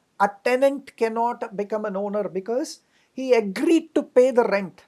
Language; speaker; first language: English; non-native, local second language; Telugu